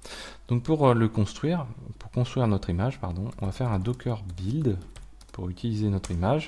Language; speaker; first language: French; native; French